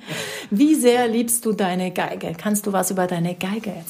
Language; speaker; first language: German; native; German